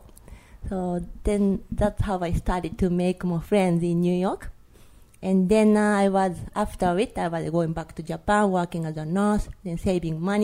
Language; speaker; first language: English; non-native, learner; Japanese